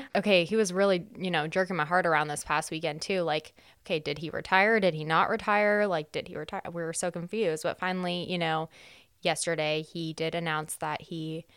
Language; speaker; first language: English; native; English